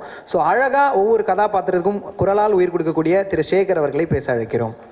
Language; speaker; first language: Tamil; native; Tamil